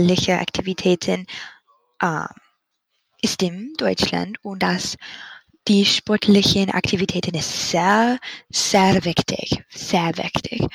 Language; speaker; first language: German; non-native, learner; English